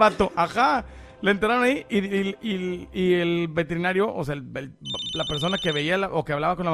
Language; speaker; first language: Spanish; native; Spanish